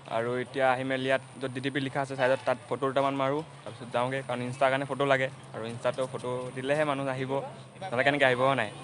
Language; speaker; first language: Assamese; native; Assamese